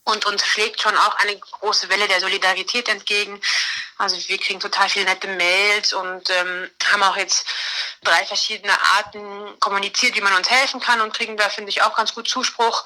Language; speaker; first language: German; native; German